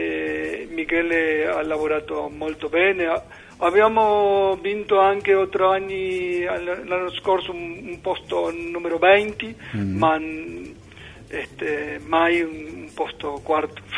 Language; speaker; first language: Italian; non-native, learner; Spanish